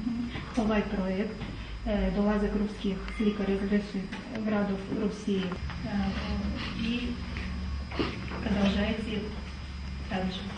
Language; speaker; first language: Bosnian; non-native, fluent; Russian